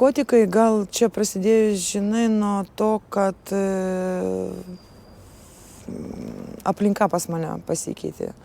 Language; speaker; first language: Lithuanian; early bilingual, other home language; Russian